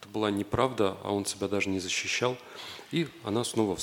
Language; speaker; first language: Russian; native; Russian